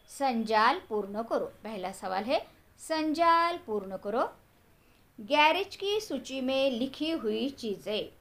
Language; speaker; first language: Hindi; non-native, local second language; Marathi